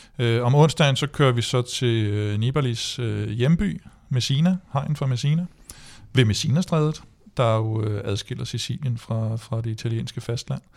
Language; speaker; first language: Danish; native; Danish